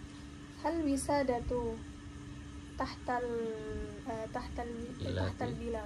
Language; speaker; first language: Arabic; non-native, learner; Indonesian